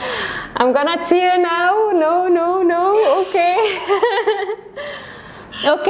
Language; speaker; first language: English; non-native, fluent; Arabic